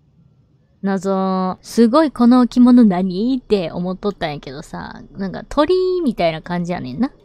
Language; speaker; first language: Japanese; native; Japanese